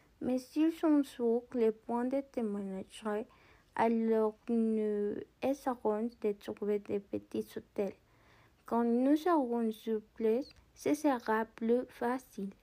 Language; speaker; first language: French; non-native, learner; Spanish